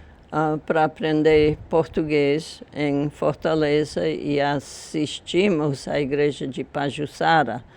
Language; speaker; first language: Portuguese; non-native, fluent; English